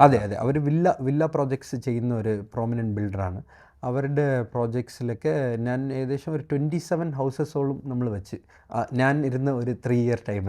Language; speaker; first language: Malayalam; non-native, local second language; Tamil